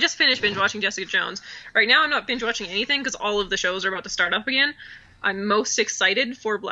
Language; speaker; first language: English; native; English